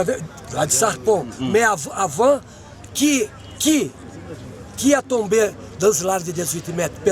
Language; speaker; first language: French; non-native, fluent; Portuguese